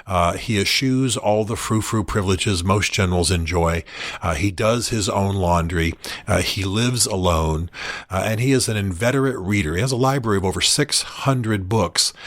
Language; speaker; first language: English; native; English